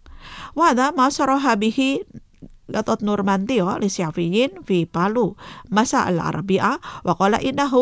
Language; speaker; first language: Arabic; non-native, fluent; Indonesian